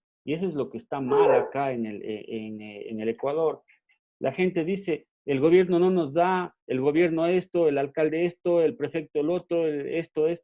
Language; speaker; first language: Spanish; native; Spanish